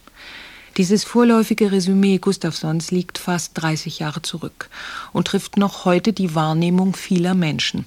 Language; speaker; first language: German; native; German